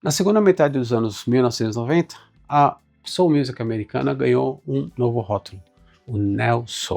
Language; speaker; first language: Portuguese; native; Portuguese